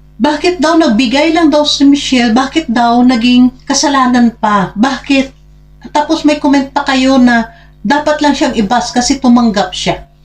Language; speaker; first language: Filipino; non-native, local second language; Hiligaynon